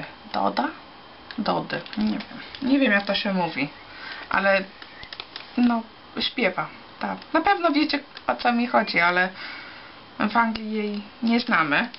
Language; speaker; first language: Polish; early bilingual, heritage; Polish